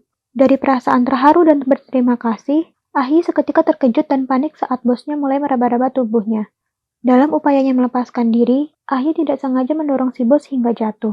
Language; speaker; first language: Indonesian; native; Indonesian